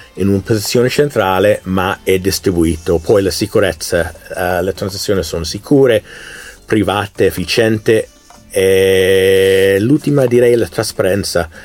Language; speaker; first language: Italian; non-native, fluent; English